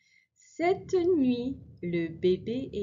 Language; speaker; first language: French; non-native, fluent; English